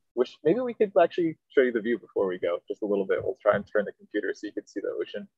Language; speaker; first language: English; native; English